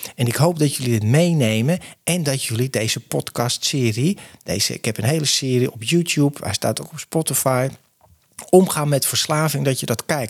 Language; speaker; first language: Dutch; native; Dutch